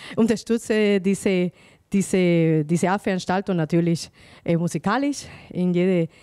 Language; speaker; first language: German; non-native, fluent; Spanish